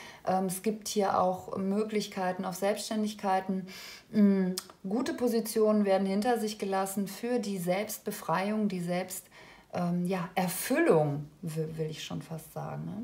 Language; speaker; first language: German; native; German